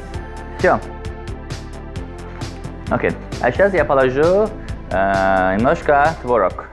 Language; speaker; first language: Russian; non-native, learner; Azerbaijani